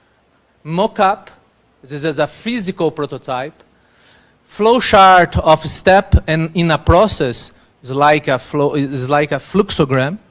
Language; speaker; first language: English; non-native, learner; Portuguese